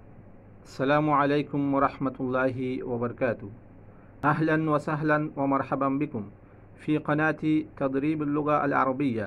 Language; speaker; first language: Arabic; non-native, fluent; Bangla